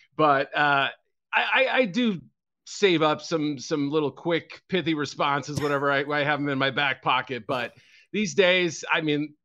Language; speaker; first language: English; native; English